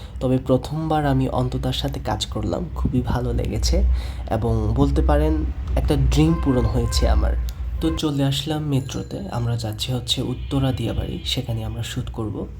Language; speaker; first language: Bangla; non-native, local second language; Chakma